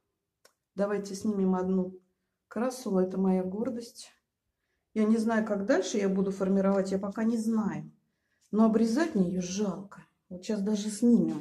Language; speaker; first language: Russian; native; Russian